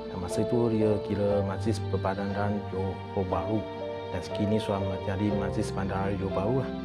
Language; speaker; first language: Malay; non-native, local second language; Chinese